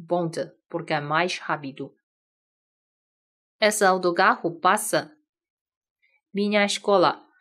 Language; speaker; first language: Portuguese; non-native, fluent; Chinese